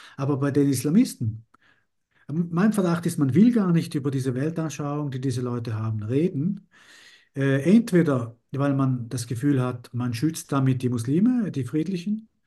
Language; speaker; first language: German; early bilingual, other home language; Spanish